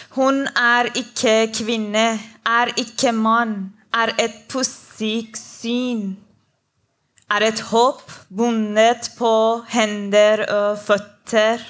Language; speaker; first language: Norwegian; non-native, learner; Persian